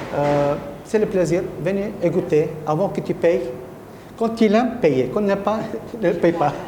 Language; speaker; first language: French; non-native, learner; Arabic